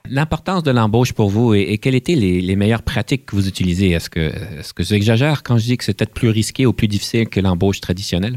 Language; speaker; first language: French; native; French